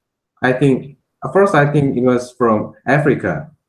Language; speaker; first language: English; non-native, learner; Korean